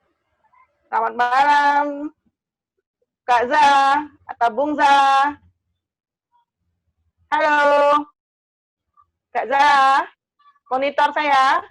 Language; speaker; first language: Indonesian; native; Indonesian